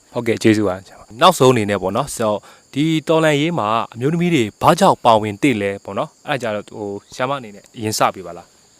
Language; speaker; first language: Burmese; non-native, local second language; Mon